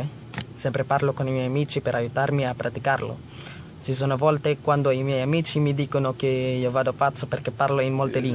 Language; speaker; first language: Italian; non-native, learner; Filipino